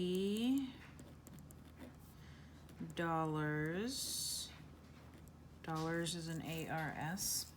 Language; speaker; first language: English; native; English